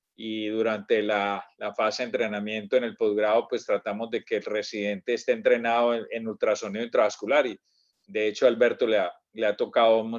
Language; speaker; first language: Spanish; native; Spanish